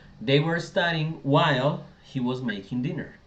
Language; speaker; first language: English; non-native, fluent; Spanish